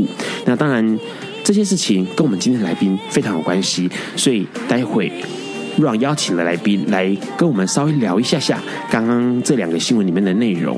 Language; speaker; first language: Chinese; native; Chinese